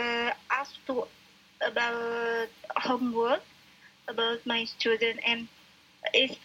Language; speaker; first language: English; non-native, local second language; Indonesian